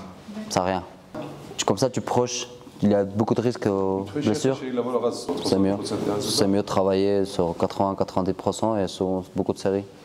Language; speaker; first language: French; non-native, learner; Georgian